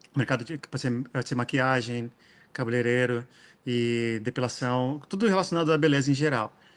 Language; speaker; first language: Portuguese; native; Portuguese